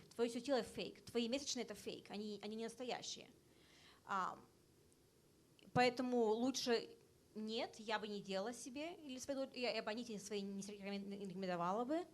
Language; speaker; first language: Russian; early bilingual, heritage; Russian